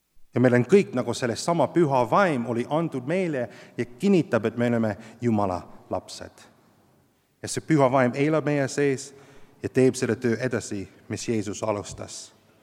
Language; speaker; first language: Estonian; non-native, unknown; English